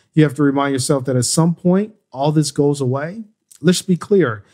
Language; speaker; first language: English; native; English